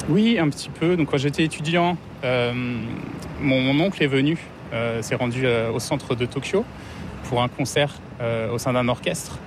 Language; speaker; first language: French; native; French